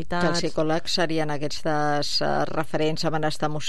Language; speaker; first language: Catalan; native; Catalan